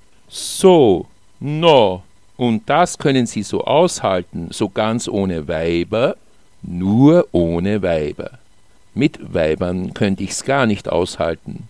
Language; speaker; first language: German; native; German